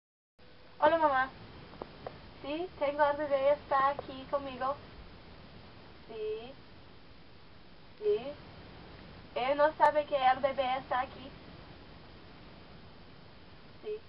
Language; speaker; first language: Spanish; non-native, learner; English